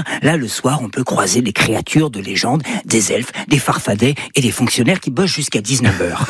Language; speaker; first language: French; native; French